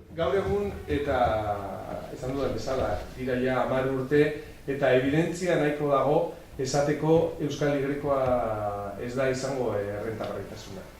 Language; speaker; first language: Basque; non-native, local second language; Spanish